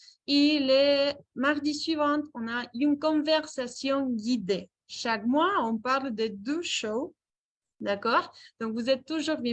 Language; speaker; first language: French; non-native, fluent; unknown